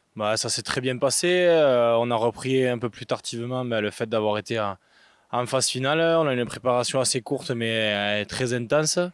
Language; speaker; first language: French; native; French